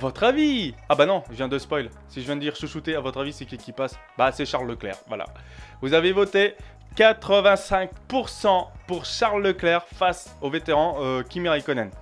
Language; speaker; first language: French; native; French